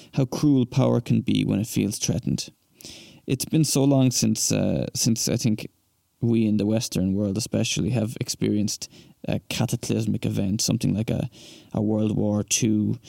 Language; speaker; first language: English; native; English